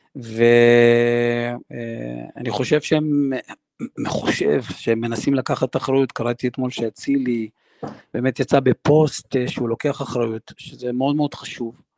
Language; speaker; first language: Hebrew; early bilingual, other home language; Russian